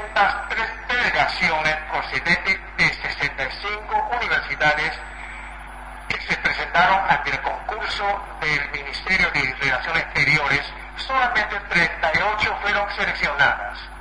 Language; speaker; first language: Spanish; non-native, fluent; Chinese